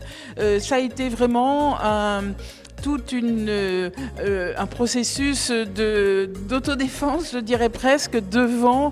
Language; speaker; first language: French; native; French